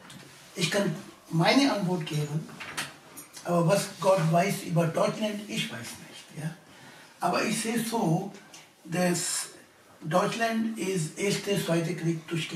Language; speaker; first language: German; non-native, learner; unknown